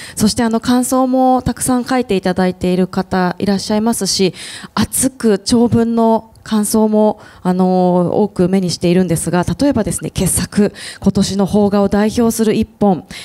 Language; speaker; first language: Japanese; native; Japanese